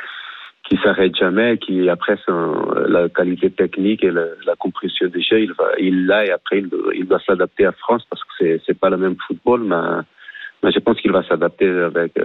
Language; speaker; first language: French; non-native, fluent; Portuguese